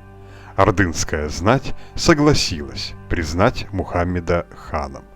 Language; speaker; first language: Russian; native; Russian